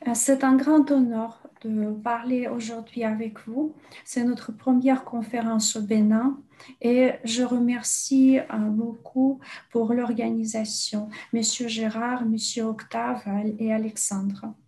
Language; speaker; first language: French; non-native, fluent; Russian